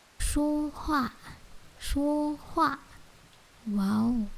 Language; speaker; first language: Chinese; non-native, fluent; Lao